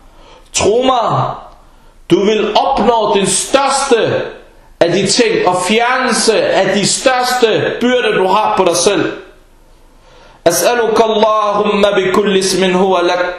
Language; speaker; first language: Danish; early bilingual, other home language; Arabic